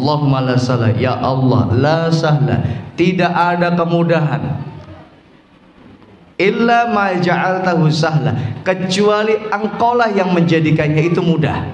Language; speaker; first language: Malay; non-native, local second language; Javanese